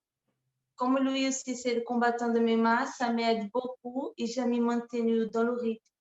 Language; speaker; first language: French; non-native, learner; Portuguese